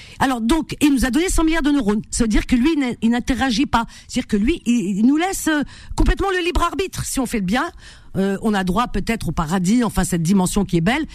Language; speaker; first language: French; native; French